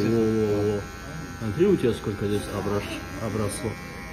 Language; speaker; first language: Russian; native; Russian